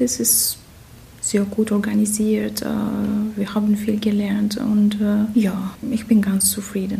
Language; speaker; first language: German; non-native, fluent; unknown